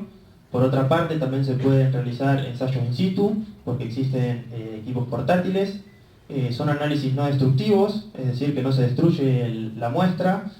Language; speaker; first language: Spanish; native; Spanish